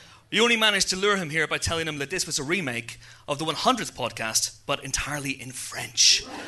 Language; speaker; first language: English; native; English